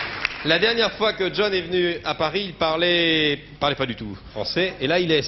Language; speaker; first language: French; native; French